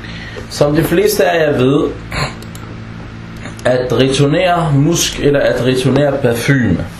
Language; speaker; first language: Danish; non-native, fluent; Arabic